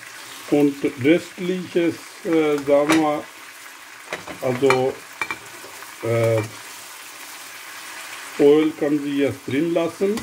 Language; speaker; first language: German; non-native, learner; Urdu